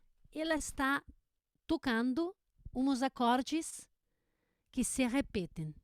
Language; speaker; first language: Portuguese; non-native, learner; Spanish